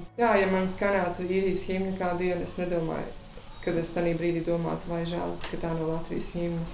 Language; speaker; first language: Latvian; native; Latvian